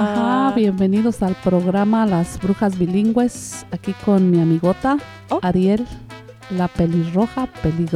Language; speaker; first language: Spanish; native; Spanish